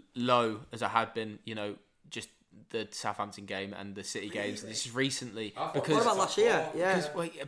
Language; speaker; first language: English; native; English